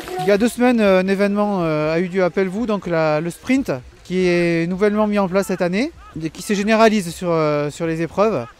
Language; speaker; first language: French; native; French